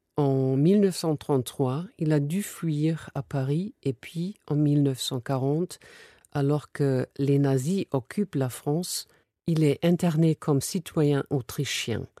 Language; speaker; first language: French; non-native, fluent; German